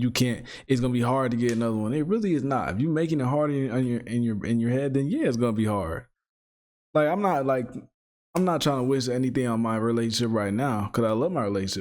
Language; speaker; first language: English; native; English